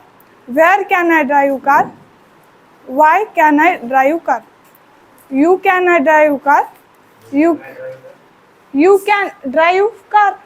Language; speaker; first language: English; non-native, learner; Marathi